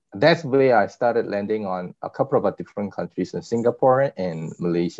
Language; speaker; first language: English; non-native, fluent; Korean